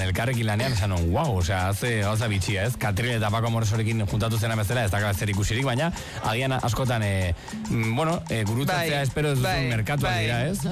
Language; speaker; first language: Basque; native; Basque